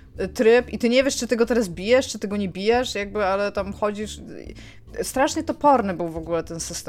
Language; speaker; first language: Polish; native; Polish